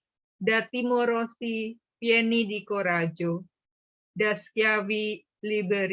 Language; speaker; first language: Italian; non-native, learner; Indonesian